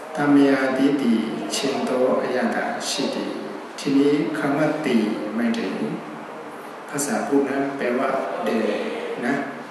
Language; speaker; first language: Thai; non-native, fluent; Burmese